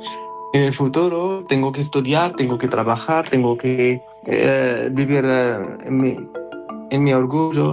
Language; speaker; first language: Spanish; non-native, learner; Arabic